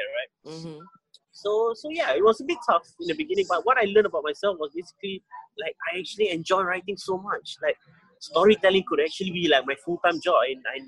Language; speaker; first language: English; native; English